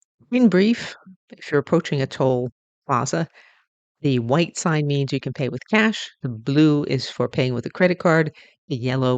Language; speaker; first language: English; native; English